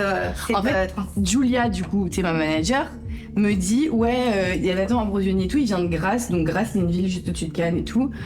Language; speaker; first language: French; native; French